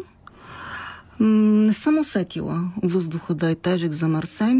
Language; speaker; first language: Bulgarian; native; Bulgarian